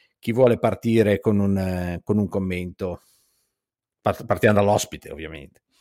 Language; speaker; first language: Italian; native; Italian